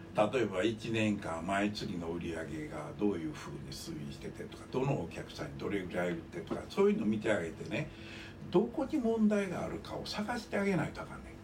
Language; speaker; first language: Japanese; native; Japanese